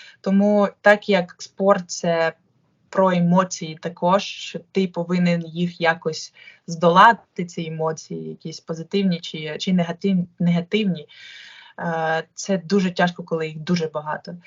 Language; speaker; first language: Ukrainian; non-native, local second language; Russian